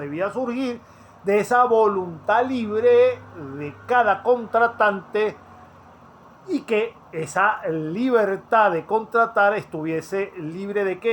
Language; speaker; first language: Spanish; native; Spanish